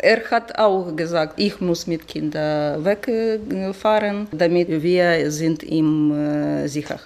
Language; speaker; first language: German; non-native, learner; Ukrainian